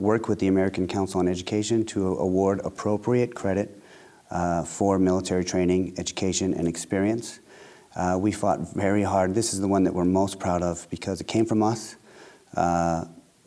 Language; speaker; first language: English; native; English